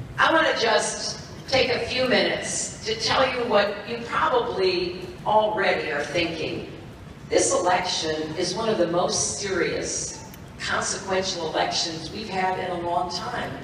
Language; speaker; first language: English; native; English